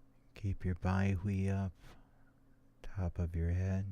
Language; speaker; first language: English; native; English